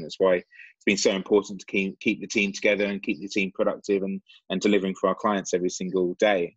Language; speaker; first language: English; native; English